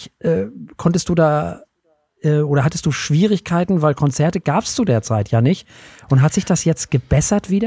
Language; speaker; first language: German; native; German